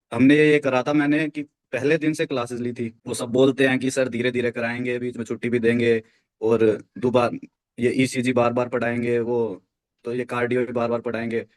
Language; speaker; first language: Hindi; native; Hindi